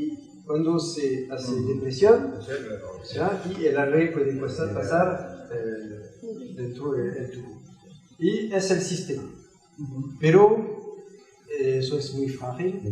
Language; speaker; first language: Spanish; non-native, learner; French